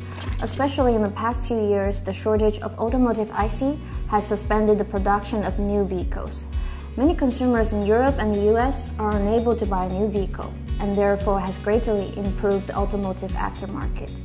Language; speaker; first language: English; non-native, fluent; Chinese